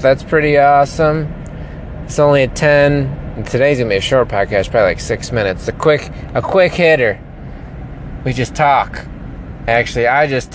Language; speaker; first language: English; native; English